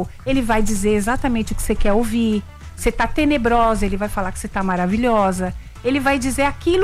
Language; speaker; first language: Portuguese; native; Portuguese